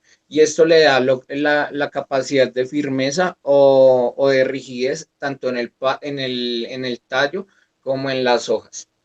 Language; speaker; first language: Spanish; native; Spanish